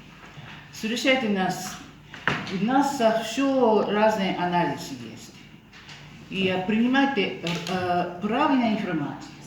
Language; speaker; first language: Russian; non-native, learner; Japanese